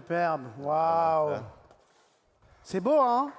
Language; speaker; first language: French; native; French